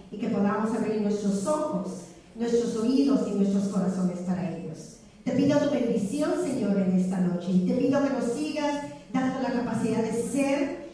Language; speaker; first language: Spanish; native; Spanish